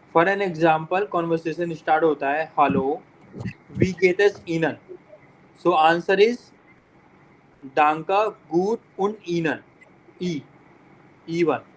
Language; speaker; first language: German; non-native, fluent; Hindi